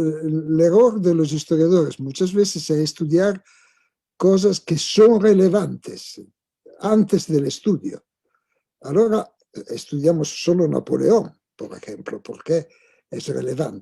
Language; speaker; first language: Spanish; non-native, fluent; Italian